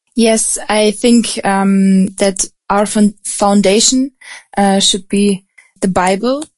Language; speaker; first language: English; non-native, fluent; Russian